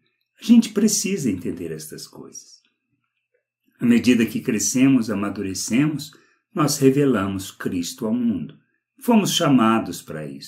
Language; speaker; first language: Portuguese; native; Portuguese